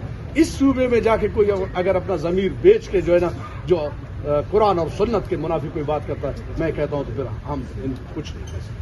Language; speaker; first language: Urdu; non-native, local second language; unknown